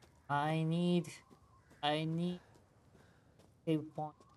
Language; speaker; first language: English; non-native, learner; Japanese